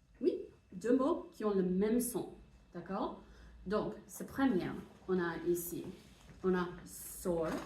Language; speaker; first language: French; non-native, fluent; English